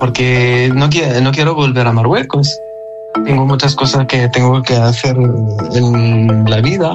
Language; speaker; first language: Spanish; non-native, learner; Arabic